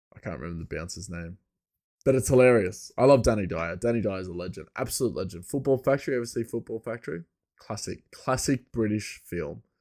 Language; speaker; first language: English; native; English